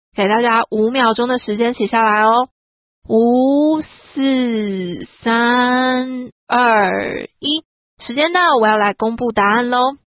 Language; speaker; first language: Chinese; native; Chinese